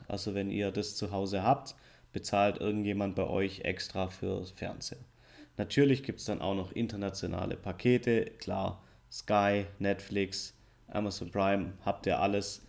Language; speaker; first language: German; native; German